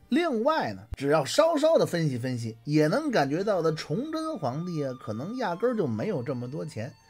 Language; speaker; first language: Chinese; native; Chinese